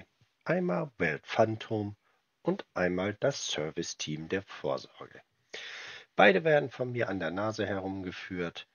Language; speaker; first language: German; native; German